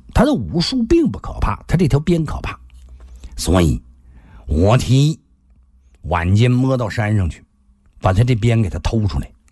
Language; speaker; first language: Chinese; native; Chinese